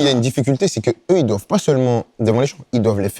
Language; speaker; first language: French; native; French